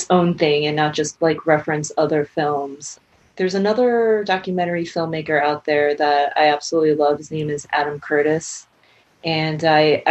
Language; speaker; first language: English; non-native, local second language; Cantonese